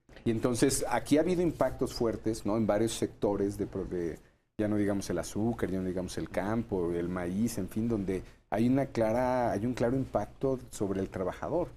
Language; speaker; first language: Spanish; native; Spanish